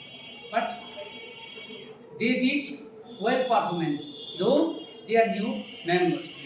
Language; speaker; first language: English; non-native, learner; Bangla